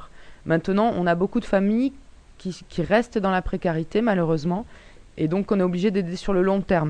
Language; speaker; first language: French; native; French